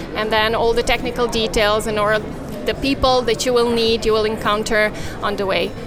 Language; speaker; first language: English; non-native, fluent; Serbian